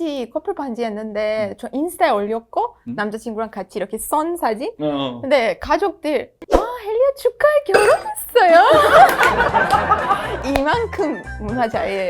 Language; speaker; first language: Korean; non-native, learner; Persian